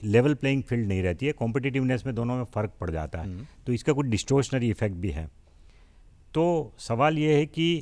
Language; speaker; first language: Hindi; non-native, local second language; Gujarati